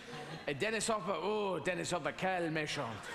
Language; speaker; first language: French; non-native, learner; English